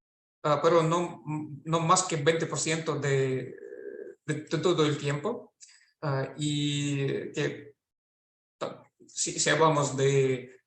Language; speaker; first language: Spanish; non-native, fluent; Russian